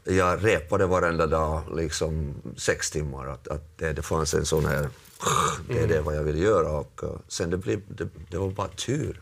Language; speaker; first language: Swedish; non-native, local second language; Finnish